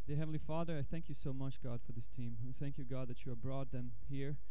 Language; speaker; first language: English; non-native, fluent; Latvian